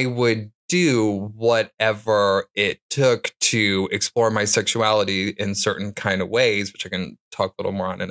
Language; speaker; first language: English; native; English